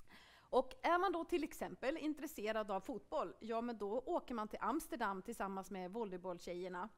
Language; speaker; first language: Swedish; native; Swedish